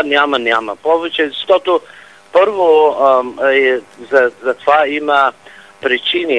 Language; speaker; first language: Bulgarian; non-native, fluent; Arabic